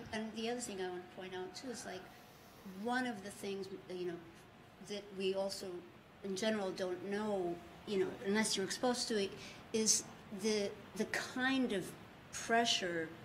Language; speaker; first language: English; early bilingual, other home language; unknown